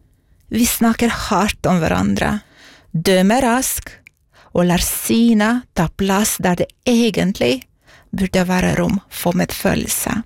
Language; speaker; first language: Norwegian; non-native, fluent; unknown